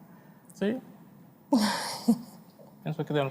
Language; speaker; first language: Spanish; non-native, learner; Haitian Creole